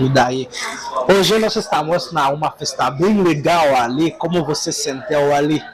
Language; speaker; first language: Portuguese; non-native, local second language; Haitian Creole